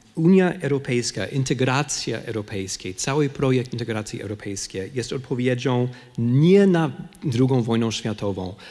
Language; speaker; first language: Polish; non-native, fluent; English